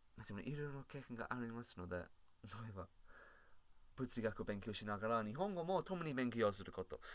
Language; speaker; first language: Japanese; non-native, learner; English